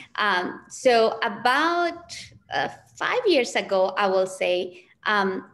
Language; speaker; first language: English; early bilingual, other home language; Spanish